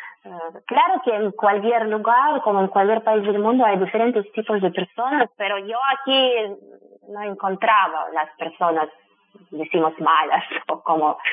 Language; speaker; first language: Spanish; non-native, fluent; Russian